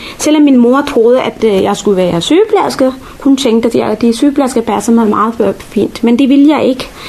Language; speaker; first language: Danish; non-native, fluent; Tamil